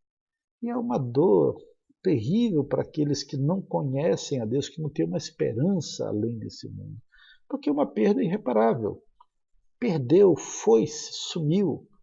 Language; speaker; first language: Portuguese; native; Portuguese